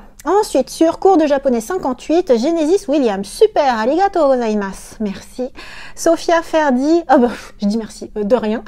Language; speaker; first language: French; native; French